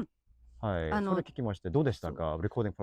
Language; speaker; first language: Japanese; non-native, learner; English